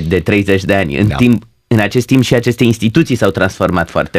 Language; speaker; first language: Romanian; native; Romanian